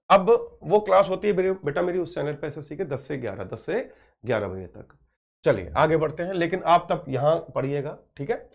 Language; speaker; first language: Hindi; native; Hindi